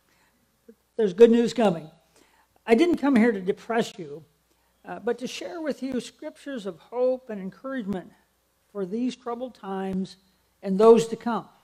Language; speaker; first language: English; native; English